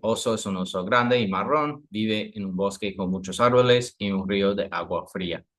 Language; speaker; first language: Spanish; non-native, fluent; English